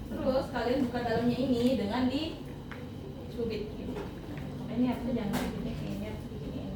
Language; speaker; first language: Indonesian; native; Indonesian